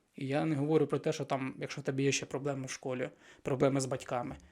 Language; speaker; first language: Ukrainian; non-native, local second language; Russian